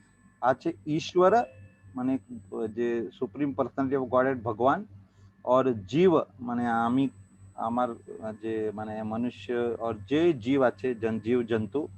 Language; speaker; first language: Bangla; non-native, learner; Hindi